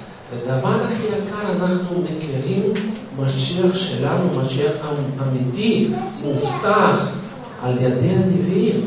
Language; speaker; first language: Hebrew; non-native, fluent; Russian